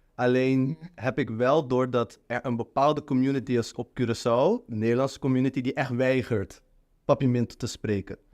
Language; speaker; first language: Dutch; non-native, local second language; Papiamento